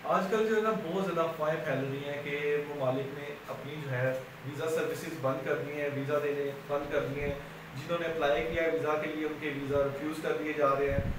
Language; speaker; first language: Urdu; non-native, local second language; Punjabi